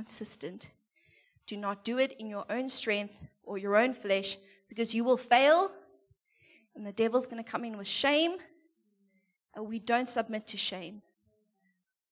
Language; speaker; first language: English; native; English